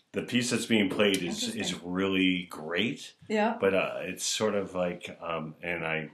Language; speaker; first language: English; native; English